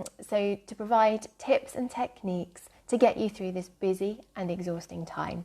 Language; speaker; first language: English; native; English